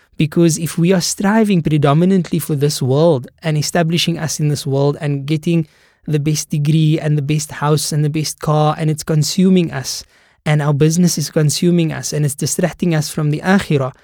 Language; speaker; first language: English; native; English